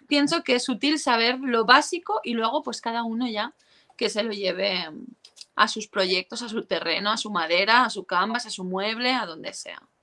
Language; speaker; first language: Spanish; native; Spanish